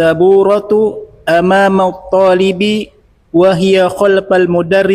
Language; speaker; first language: Arabic; non-native, learner; Indonesian